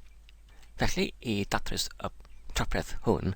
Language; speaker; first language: Welsh; non-native, learner; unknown